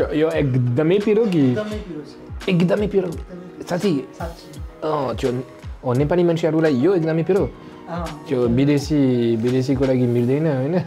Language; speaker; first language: Nepali; non-native, fluent; French